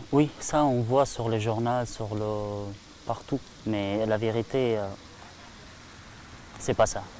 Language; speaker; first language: French; non-native, learner; Persian